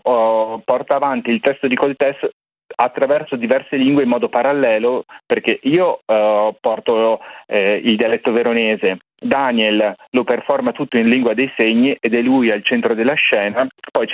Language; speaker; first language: Italian; native; Italian